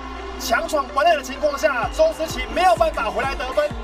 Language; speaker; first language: Chinese; native; Chinese